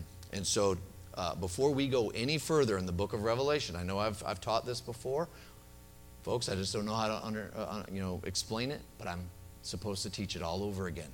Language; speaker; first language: English; native; English